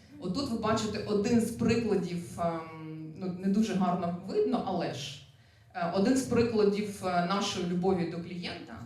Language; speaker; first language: Ukrainian; non-native, local second language; Russian